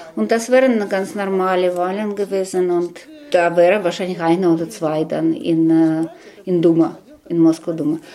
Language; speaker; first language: German; non-native, fluent; Russian